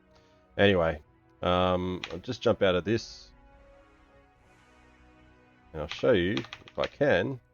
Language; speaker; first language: English; native; English